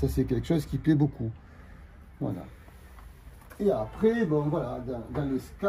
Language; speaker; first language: French; native; French